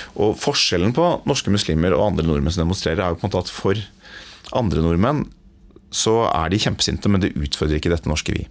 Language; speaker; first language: Norwegian; native; Norwegian